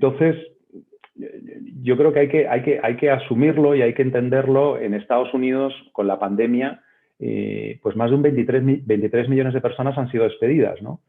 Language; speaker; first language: Spanish; native; Spanish